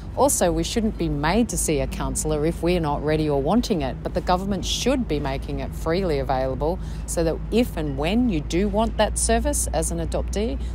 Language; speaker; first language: English; native; English